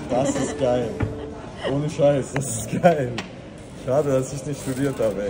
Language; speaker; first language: German; native; German